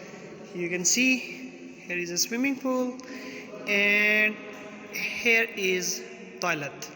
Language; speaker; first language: English; non-native, local second language; Urdu